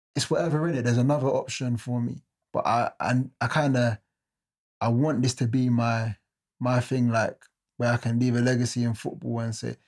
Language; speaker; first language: English; native; English